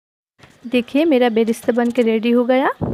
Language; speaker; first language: Hindi; non-native, local second language; Bangla